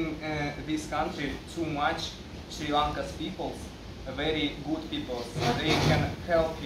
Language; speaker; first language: English; non-native, learner; Russian